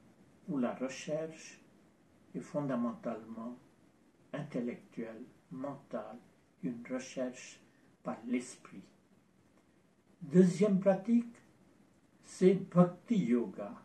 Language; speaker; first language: French; non-native, fluent; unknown